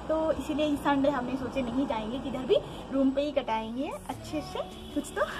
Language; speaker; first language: Hindi; non-native, local second language; Bangla